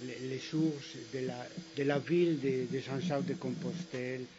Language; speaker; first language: French; non-native, fluent; Spanish